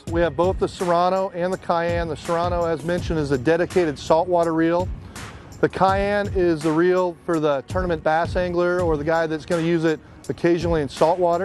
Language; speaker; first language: English; native; English